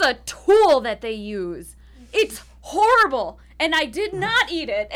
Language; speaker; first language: English; native; English